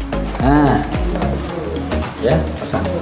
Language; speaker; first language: Indonesian; native; Indonesian